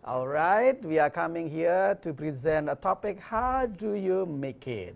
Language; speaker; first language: English; non-native, fluent; Indonesian